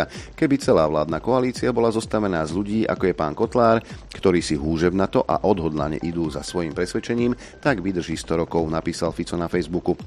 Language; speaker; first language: Slovak; native; Slovak